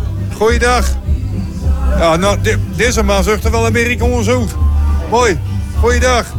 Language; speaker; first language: Dutch; native; Dutch